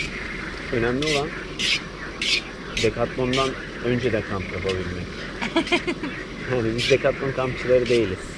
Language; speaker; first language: Turkish; native; Turkish